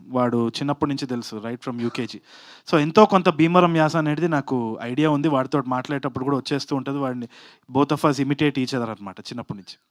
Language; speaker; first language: Telugu; native; Telugu